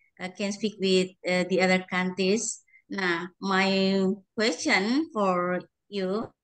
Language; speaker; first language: English; non-native, learner; Indonesian